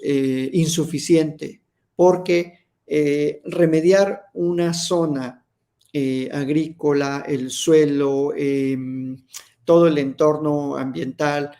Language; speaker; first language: Spanish; native; Spanish